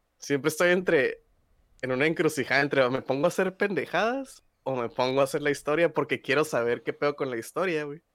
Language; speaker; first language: Spanish; native; Spanish